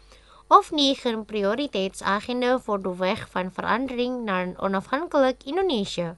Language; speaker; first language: Dutch; non-native, fluent; Indonesian